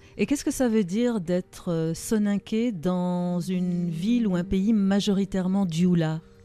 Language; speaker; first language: French; native; French